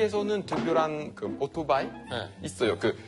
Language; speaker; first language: Korean; non-native, fluent; French